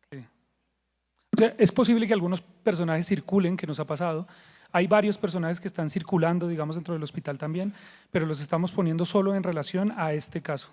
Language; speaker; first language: Spanish; native; Spanish